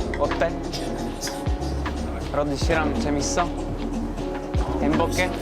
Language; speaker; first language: Korean; non-native, learner; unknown